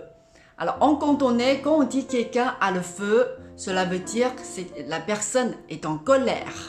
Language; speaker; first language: French; non-native, fluent; Cantonese